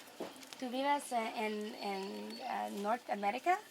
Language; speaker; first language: Spanish; non-native, learner; English